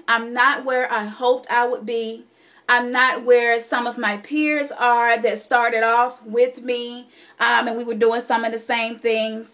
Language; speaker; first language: English; native; English